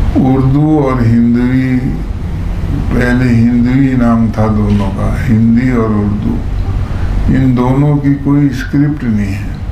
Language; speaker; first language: Urdu; native; Urdu